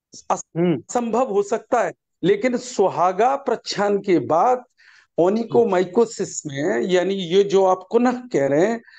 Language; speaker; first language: Hindi; native; Hindi